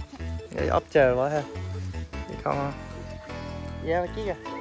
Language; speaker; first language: Vietnamese; native; Vietnamese